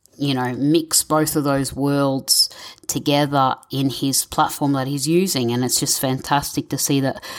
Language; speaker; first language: English; native; English